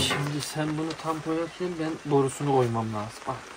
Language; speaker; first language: Turkish; native; Turkish